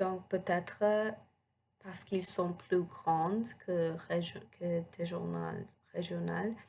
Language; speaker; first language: French; non-native, learner; English